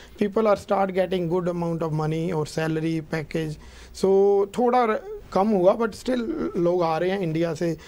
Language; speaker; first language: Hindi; non-native, local second language; Punjabi